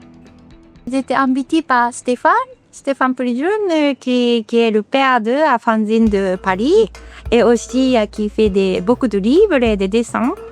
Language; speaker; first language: French; non-native, fluent; Japanese